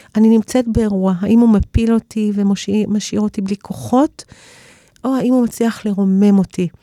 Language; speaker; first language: Hebrew; early bilingual, other home language; English